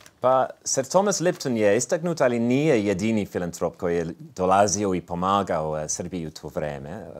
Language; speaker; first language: Serbian; non-native, fluent; English